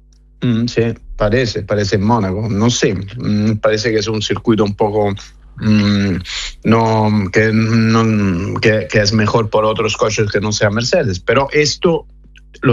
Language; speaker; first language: Spanish; non-native, fluent; Italian